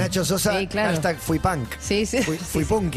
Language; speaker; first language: Spanish; native; Spanish